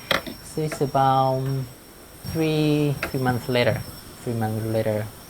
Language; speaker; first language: English; non-native, fluent; Vietnamese